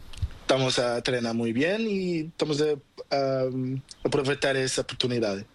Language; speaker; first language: Spanish; non-native, learner; Portuguese